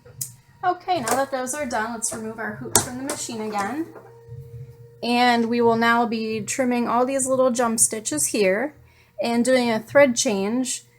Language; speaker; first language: English; native; English